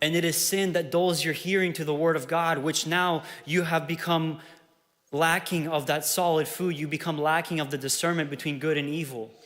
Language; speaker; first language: English; early bilingual, other home language; Ukrainian